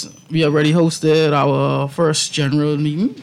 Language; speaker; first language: English; native; English